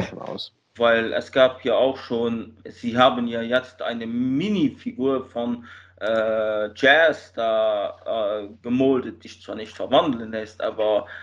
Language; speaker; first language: German; native; German